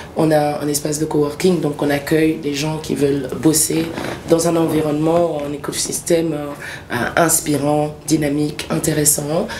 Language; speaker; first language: French; early bilingual, other home language; Swahili